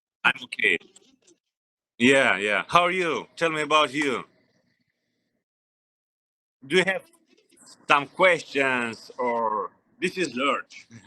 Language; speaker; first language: English; non-native, learner; Romanian